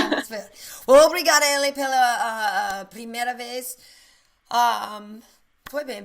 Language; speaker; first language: Portuguese; non-native, learner; English